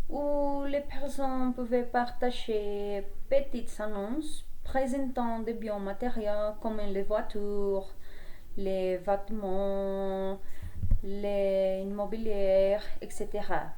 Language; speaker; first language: French; non-native, learner; Spanish